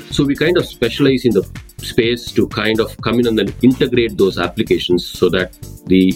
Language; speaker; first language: English; non-native, local second language; Tamil